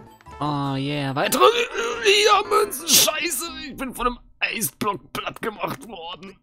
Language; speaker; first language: German; native; German